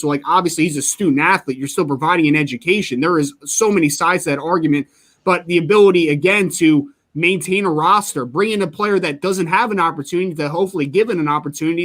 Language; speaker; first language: English; native; English